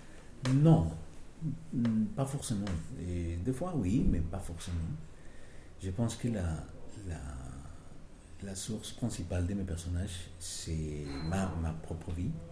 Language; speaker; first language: French; non-native, fluent; Spanish